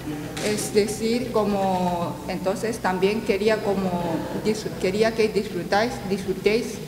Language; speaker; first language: Spanish; non-native, learner; Japanese